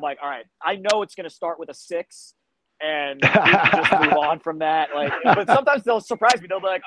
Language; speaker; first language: English; native; English